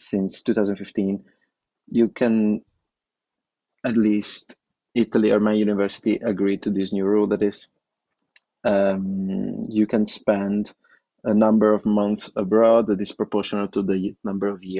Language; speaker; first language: English; non-native, fluent; Italian